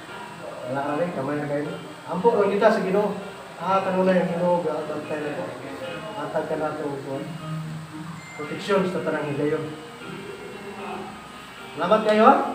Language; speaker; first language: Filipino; non-native, local second language; Cebuano